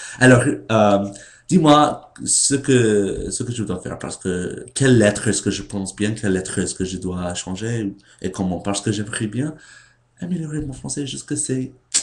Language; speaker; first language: French; non-native, learner; English